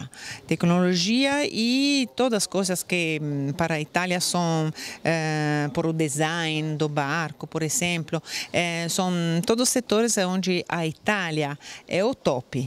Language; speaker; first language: Portuguese; non-native, fluent; Italian